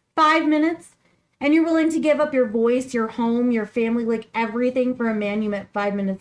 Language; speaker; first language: English; native; English